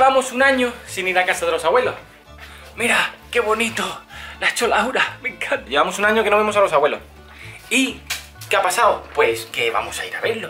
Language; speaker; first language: Spanish; native; Spanish